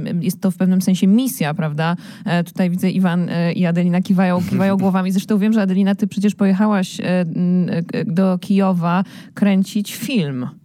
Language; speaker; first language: Polish; native; Polish